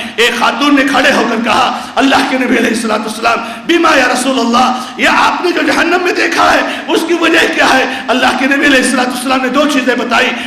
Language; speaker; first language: Urdu; non-native, local second language; Konkani